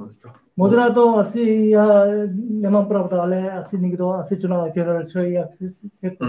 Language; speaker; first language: Czech; non-native, learner; Korean